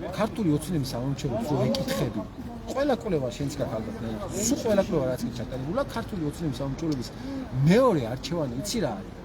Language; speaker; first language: Georgian; native; Georgian